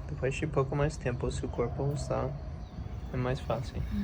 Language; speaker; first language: Portuguese; non-native, learner; English